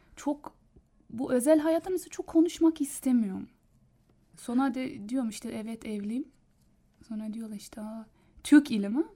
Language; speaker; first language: Turkish; non-native, learner; German